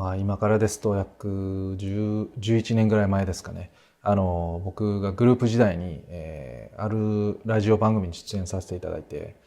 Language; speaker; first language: Japanese; non-native, fluent; Korean